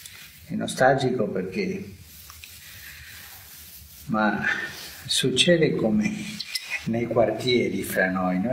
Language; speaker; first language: Italian; non-native, fluent; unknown